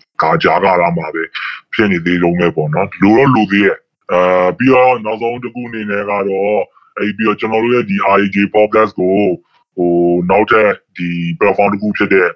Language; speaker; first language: Burmese; native; Burmese